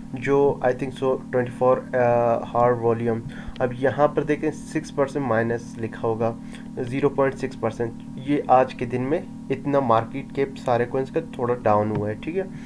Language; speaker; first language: Urdu; non-native, local second language; Baluchi